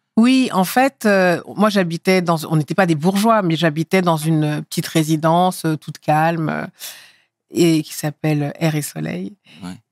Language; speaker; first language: French; early bilingual, other home language; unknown